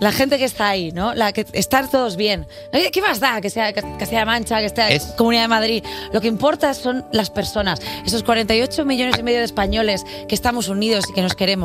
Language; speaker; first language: Spanish; native; Spanish